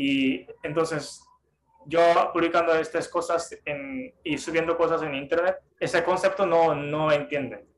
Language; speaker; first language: Spanish; non-native, fluent; Japanese